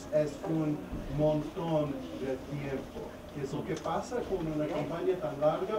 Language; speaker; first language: Spanish; non-native, fluent; English